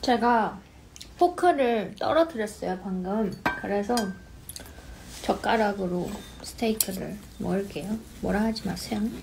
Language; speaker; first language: Korean; non-native, fluent; Chinese